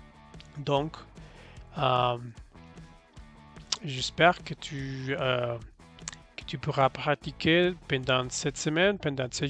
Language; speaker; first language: French; non-native, learner; Spanish